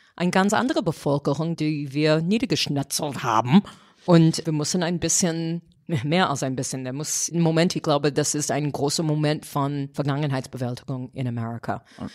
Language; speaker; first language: German; non-native, fluent; English